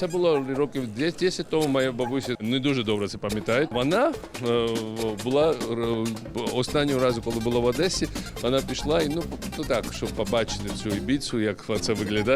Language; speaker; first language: Ukrainian; non-native, learner; Georgian